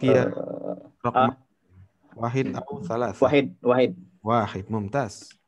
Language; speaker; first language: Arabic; non-native, fluent; Indonesian